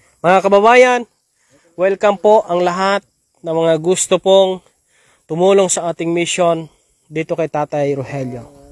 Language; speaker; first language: Filipino; non-native, local second language; Hiligaynon